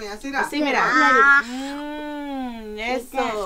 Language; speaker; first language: Spanish; native; Spanish